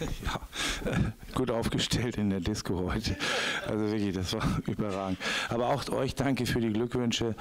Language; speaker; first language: German; native; German